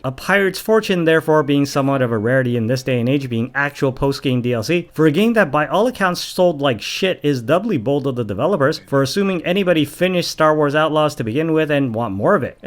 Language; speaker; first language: English; native; English